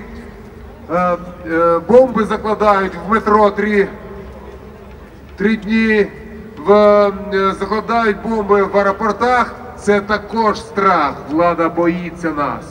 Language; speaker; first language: Ukrainian; non-native, local second language; Russian